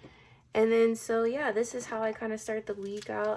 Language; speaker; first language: English; native; English